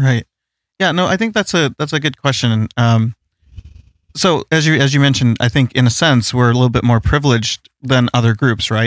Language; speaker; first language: English; early bilingual, other home language; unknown